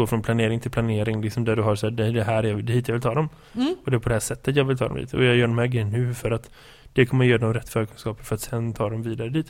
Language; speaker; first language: Swedish; native; Swedish